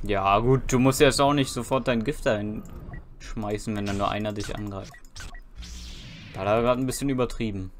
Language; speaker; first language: German; native; German